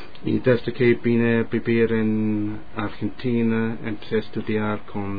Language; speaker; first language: Spanish; non-native, fluent; English